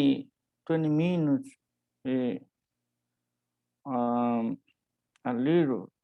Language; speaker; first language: English; non-native, learner; Spanish